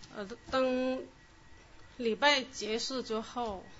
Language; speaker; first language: Chinese; non-native, local second language; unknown